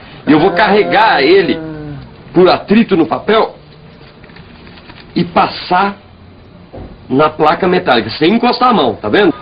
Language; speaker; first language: Portuguese; native; Portuguese